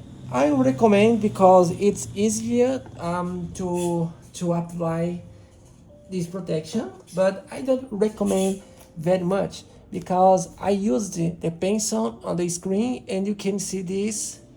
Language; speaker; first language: English; non-native, learner; Portuguese